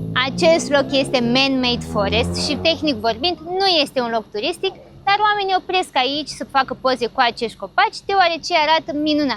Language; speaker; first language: Romanian; native; Romanian